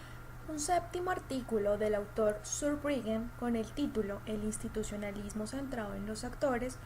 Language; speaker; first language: Spanish; native; Spanish